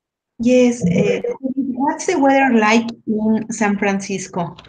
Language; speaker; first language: English; non-native, learner; Spanish